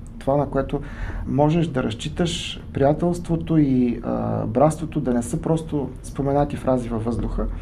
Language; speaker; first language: Bulgarian; native; Bulgarian